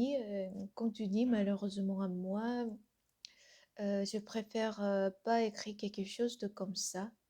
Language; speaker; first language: French; non-native, learner; Korean